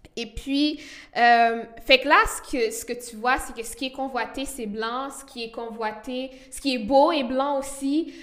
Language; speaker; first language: French; early bilingual, other home language; Rundi